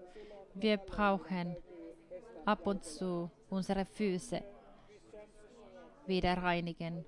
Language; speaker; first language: German; non-native, fluent; Finnish